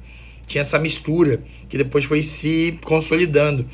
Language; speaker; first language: Portuguese; native; Portuguese